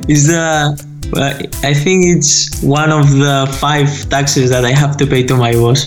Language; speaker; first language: English; non-native, fluent; Spanish